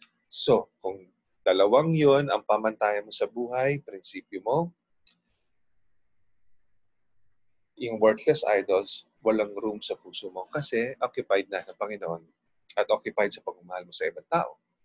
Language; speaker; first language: Filipino; native; Filipino